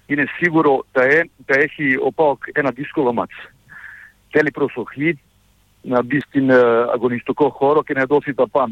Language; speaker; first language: Greek; non-native, fluent; Serbian